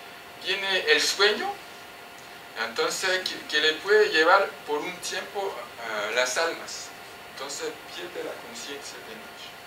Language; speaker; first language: Spanish; non-native, fluent; French